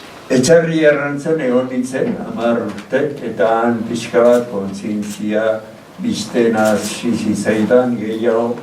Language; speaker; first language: Basque; native; Basque